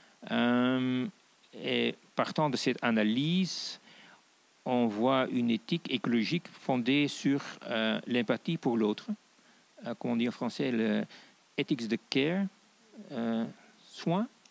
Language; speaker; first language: French; non-native, fluent; Dutch